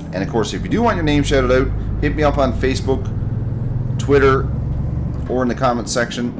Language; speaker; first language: English; native; English